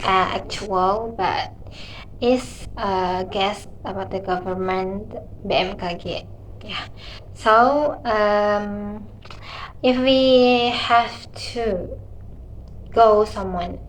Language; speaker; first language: English; non-native, learner; Indonesian